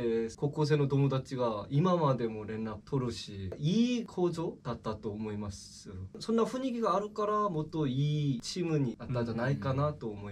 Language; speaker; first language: Japanese; non-native, learner; Korean